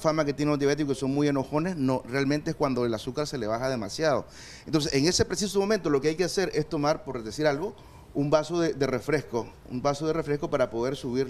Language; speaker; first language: Spanish; native; Spanish